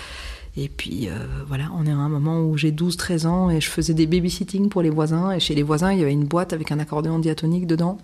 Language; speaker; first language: French; native; French